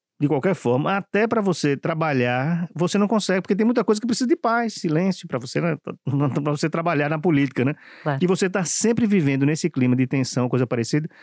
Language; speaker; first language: Portuguese; native; Portuguese